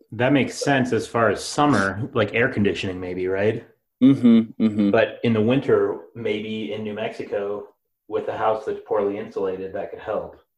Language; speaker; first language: English; native; English